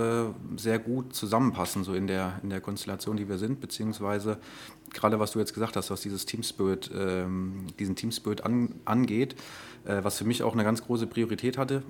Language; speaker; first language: German; native; German